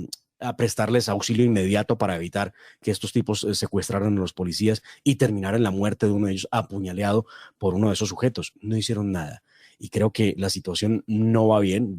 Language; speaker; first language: Spanish; native; Spanish